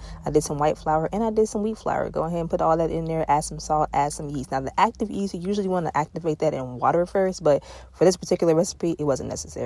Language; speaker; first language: English; native; English